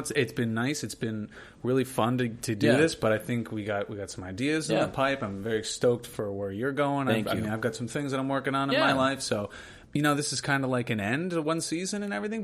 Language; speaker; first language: English; native; English